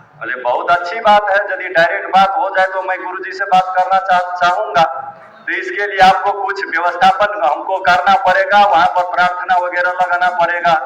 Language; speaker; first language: Hindi; non-native, fluent; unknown